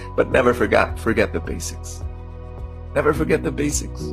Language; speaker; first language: English; non-native, local second language; Filipino